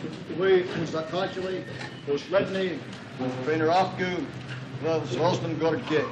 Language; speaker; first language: Russian; non-native, learner; English